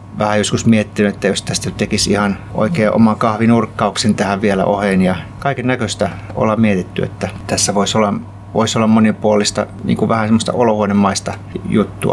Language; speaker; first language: Finnish; native; Finnish